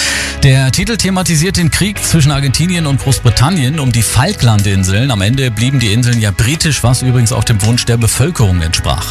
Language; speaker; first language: German; native; German